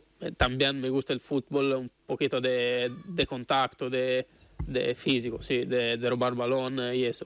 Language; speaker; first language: Spanish; non-native, learner; Italian